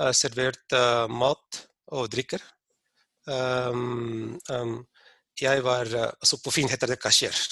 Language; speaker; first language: Norwegian; non-native, fluent; Arabic